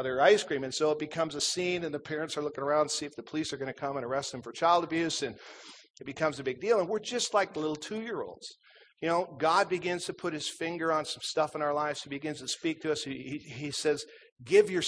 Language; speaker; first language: English; native; English